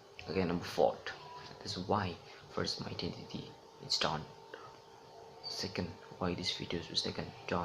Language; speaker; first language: English; non-native, learner; Indonesian